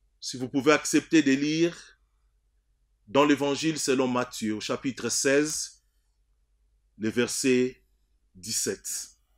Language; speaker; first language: French; non-native, local second language; Swahili